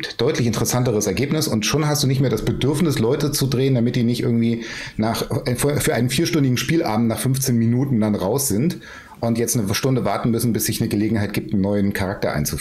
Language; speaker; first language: German; native; German